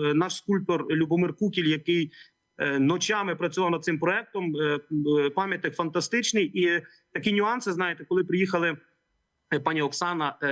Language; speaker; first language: Ukrainian; native; Ukrainian